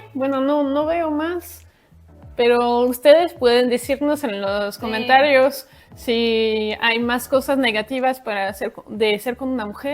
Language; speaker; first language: Spanish; non-native, fluent; French